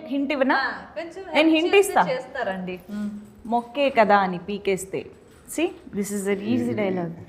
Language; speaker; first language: Telugu; native; Telugu